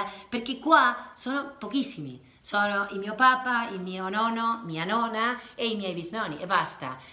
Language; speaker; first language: Italian; non-native, learner; Spanish